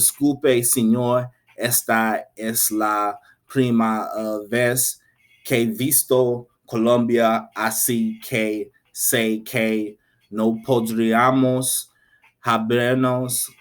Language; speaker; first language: Spanish; non-native, learner; English